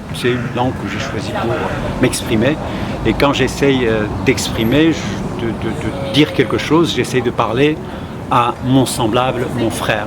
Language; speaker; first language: French; non-native, fluent; Kurdish